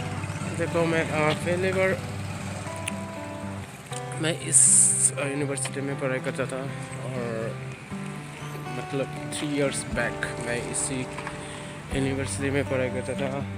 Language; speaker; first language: Hindi; non-native, local second language; Bodo